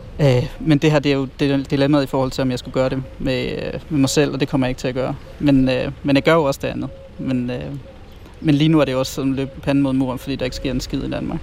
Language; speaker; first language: Danish; native; Danish